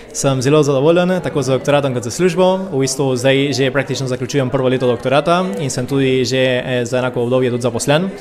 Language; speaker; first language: Slovenian; early bilingual, heritage; Slovenian